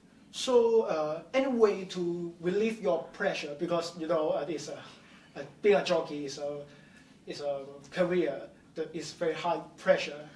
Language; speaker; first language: English; non-native, local second language; Cantonese